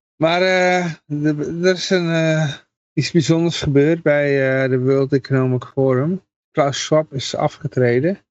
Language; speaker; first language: Dutch; native; Dutch